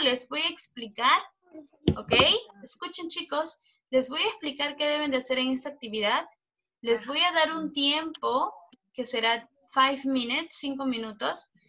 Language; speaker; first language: Spanish; native; Spanish